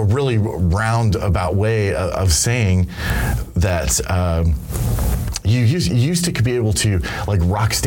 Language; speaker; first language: English; native; English